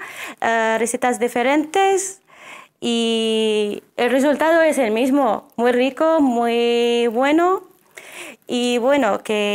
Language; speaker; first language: Spanish; non-native, fluent; Arabic